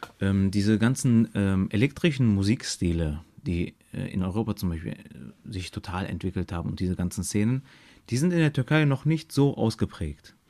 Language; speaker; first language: German; early bilingual, other home language; Turkish